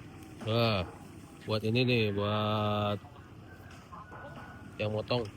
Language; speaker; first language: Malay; non-native, local second language; Sundanese